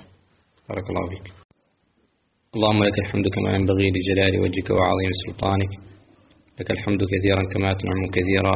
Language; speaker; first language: Arabic; native; Arabic